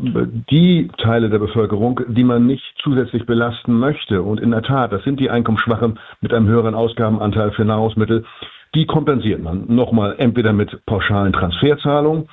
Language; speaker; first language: German; native; German